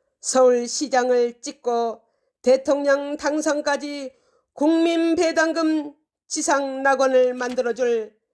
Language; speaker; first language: Korean; native; Korean